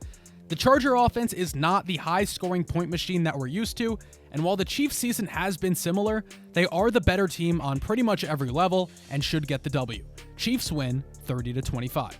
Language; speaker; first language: English; native; English